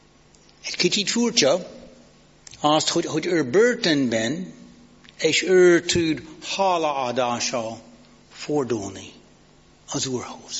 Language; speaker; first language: Hungarian; non-native, fluent; English